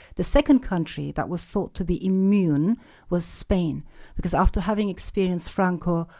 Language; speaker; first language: English; non-native, fluent; Turkish